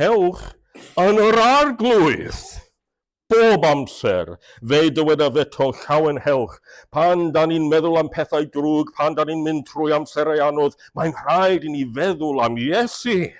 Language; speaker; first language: Welsh; non-native, fluent; English